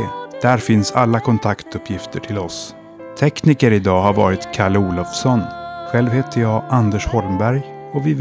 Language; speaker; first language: Swedish; native; Swedish